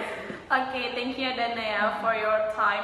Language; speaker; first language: English; non-native, learner; Indonesian